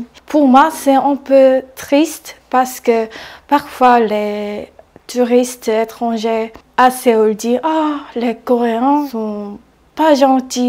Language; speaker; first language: French; non-native, learner; Korean